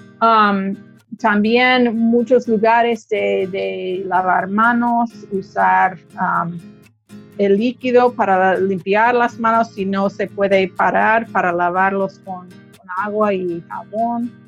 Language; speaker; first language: Spanish; non-native, fluent; English